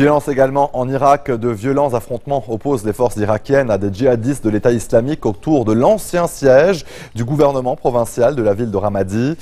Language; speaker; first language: French; non-native, local second language; Arabic